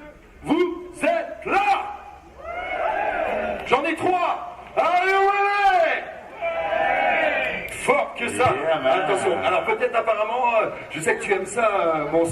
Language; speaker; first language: French; native; French